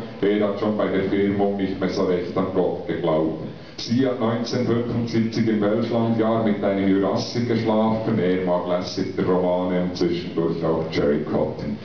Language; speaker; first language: German; native; German